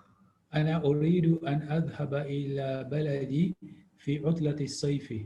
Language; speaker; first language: Arabic; non-native, learner; English